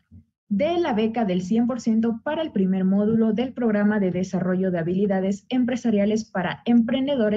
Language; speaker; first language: Spanish; native; Spanish